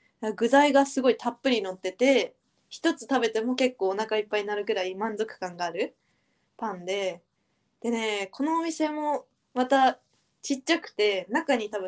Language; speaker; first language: Japanese; native; Japanese